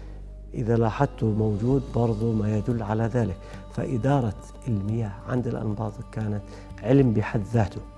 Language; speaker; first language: Arabic; native; Arabic